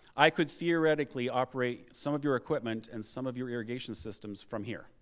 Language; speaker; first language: English; native; English